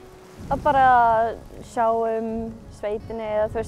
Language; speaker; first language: Icelandic; early bilingual, heritage; Swedish